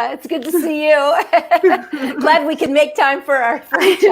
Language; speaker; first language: English; native; English